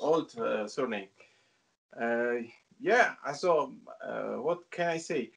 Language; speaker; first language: English; non-native, learner; Italian